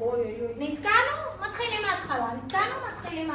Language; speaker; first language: Hebrew; native; Hebrew